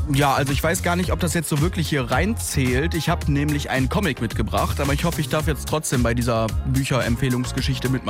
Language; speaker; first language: German; native; German